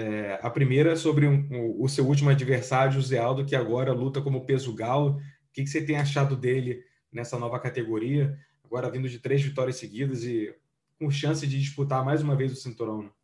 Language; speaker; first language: Portuguese; native; Portuguese